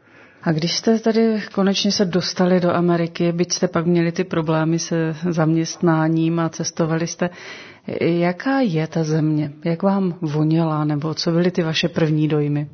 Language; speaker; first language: Czech; native; Czech